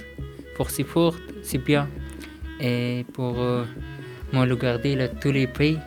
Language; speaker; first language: French; non-native, learner; Pashto